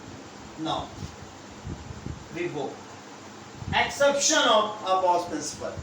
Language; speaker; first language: English; non-native, local second language; Hindi